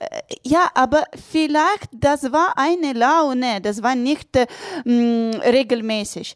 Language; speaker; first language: German; non-native, learner; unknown